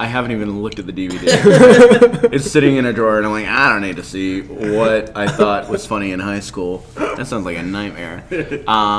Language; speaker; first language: English; native; English